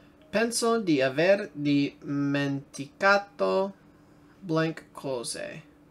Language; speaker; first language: Italian; non-native, learner; English